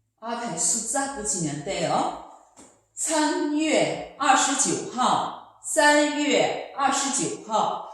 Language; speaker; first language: Korean; non-native, fluent; Chinese